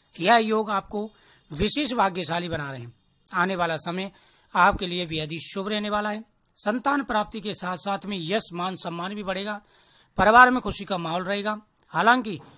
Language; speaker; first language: Hindi; native; Hindi